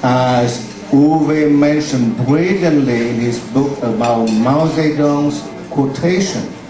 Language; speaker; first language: English; non-native, fluent; Vietnamese